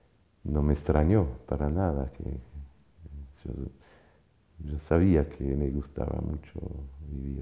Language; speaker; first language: Spanish; non-native, fluent; French